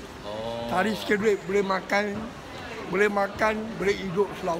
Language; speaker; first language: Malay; non-native, local second language; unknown